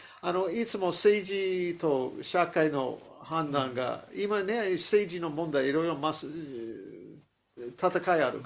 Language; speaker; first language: Japanese; non-native, learner; English